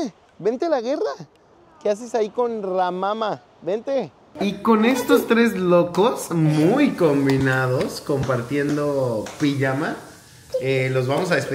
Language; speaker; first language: Spanish; native; Spanish